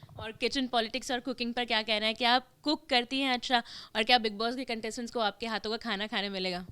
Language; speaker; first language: Hindi; native; Hindi